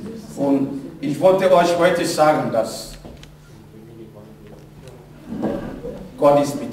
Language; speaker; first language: German; non-native, learner; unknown